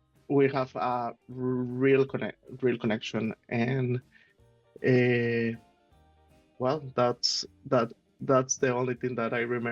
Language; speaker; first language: English; non-native, learner; Spanish